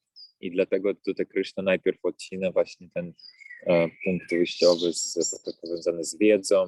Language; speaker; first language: Polish; native; Polish